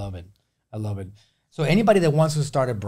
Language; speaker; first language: English; native; English